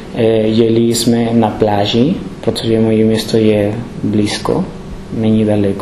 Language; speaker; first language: Czech; non-native, learner; Spanish